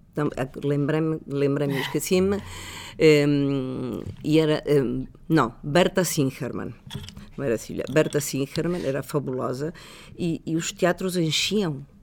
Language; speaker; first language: Portuguese; non-native, fluent; Spanish